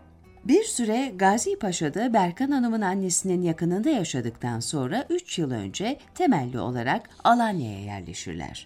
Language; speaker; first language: Turkish; native; Turkish